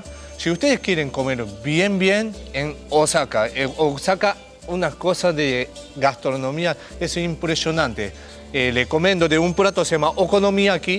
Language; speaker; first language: Spanish; non-native, learner; Japanese